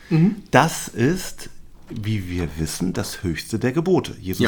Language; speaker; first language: German; native; German